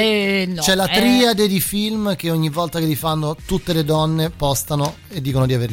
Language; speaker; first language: Italian; native; Italian